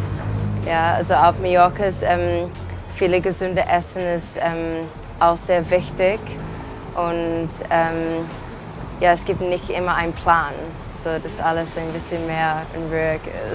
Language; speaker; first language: German; non-native, fluent; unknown